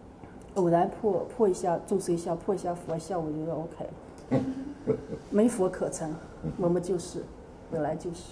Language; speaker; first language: Chinese; native; Chinese